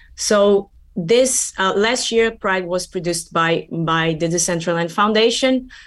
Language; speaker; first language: English; non-native, fluent; Portuguese